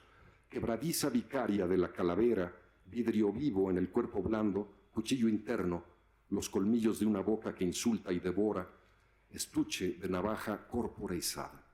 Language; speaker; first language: Spanish; native; Spanish